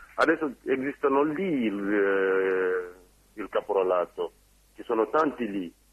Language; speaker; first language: Italian; non-native, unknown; Wolof